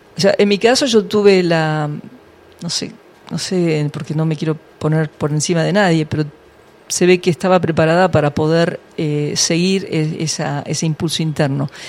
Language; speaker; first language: Spanish; early bilingual, other home language; English